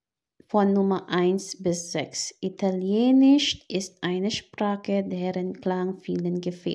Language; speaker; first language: German; non-native, fluent; Filipino